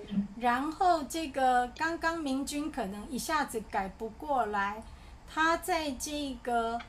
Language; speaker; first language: Chinese; native; Chinese